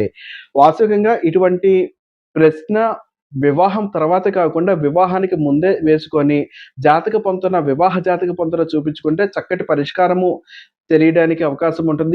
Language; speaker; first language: Telugu; native; Telugu